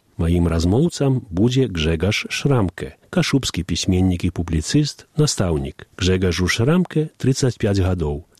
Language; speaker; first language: Belarusian; early bilingual, heritage; Belarusian